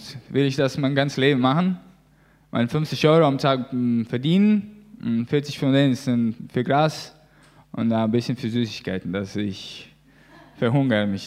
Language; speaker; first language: German; non-native, learner; Latvian